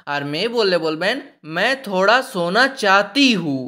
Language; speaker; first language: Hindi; non-native, fluent; Bangla